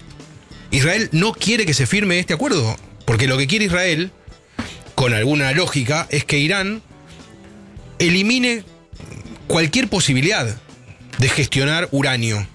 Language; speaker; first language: Spanish; native; Spanish